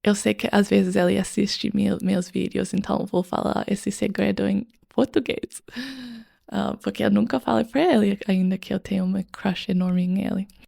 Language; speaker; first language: Portuguese; non-native, fluent; English